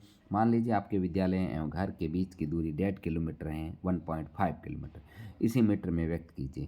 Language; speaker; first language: Hindi; native; Hindi